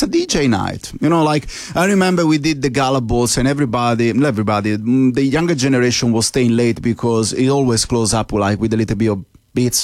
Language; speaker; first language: English; non-native, fluent; Italian